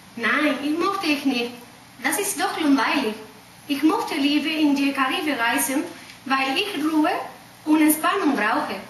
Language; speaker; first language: German; non-native, learner; Spanish